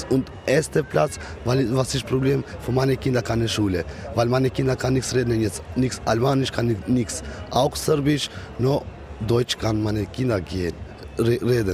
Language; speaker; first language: German; non-native, learner; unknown